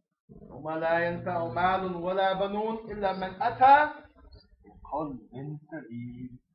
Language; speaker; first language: Arabic; non-native, fluent; English